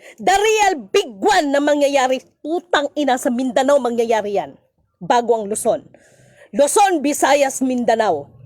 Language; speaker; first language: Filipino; non-native, local second language; Cebuano